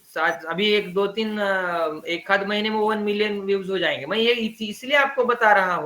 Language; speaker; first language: Hindi; native; Hindi